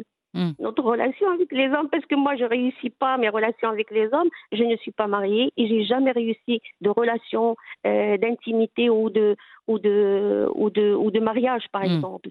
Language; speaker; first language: French; non-native, local second language; Arabic